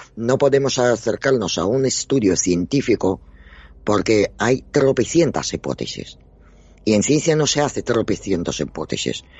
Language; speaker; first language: Spanish; non-native, fluent; Russian